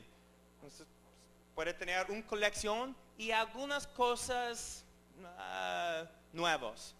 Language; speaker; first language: Spanish; non-native, learner; English